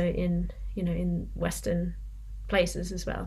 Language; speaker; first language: English; native; English